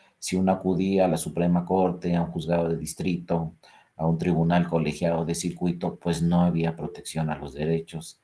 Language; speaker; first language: Spanish; native; Spanish